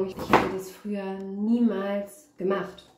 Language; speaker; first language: German; native; German